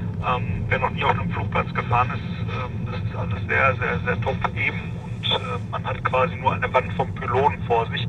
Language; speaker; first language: German; native; German